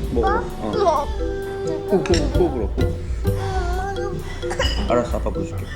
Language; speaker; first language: Korean; native; Korean